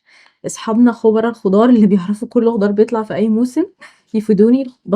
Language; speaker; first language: Arabic; native; Arabic